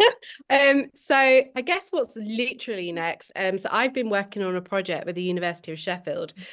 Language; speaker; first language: English; native; English